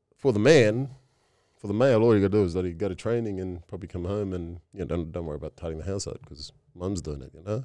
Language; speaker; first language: English; early bilingual, other home language; Tongan